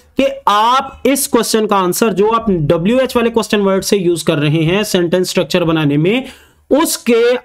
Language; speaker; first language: Urdu; native; Urdu